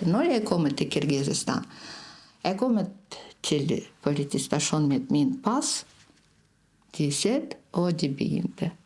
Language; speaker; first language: Norwegian; non-native, learner; Russian